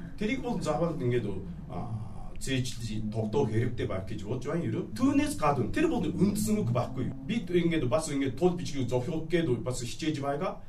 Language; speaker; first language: Mongolian; non-native, fluent; Japanese